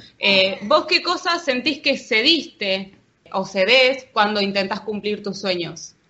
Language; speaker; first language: Spanish; native; Spanish